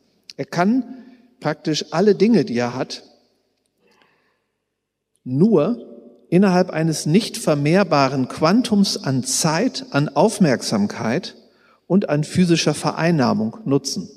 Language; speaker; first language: German; native; German